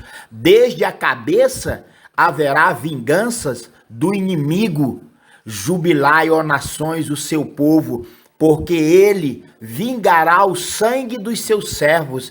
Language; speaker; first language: Portuguese; native; Portuguese